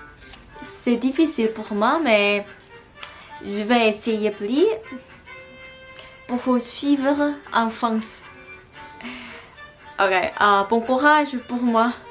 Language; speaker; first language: French; non-native, learner; Korean